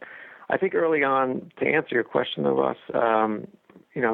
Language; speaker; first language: English; native; English